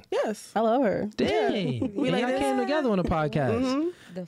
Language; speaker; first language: English; native; English